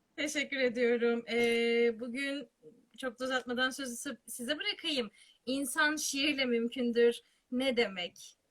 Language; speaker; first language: Turkish; native; Turkish